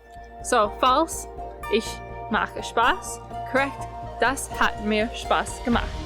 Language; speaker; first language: German; non-native, learner; English